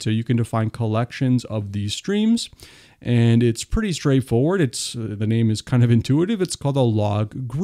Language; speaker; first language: English; native; English